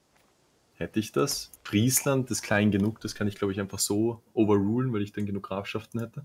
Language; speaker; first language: German; native; German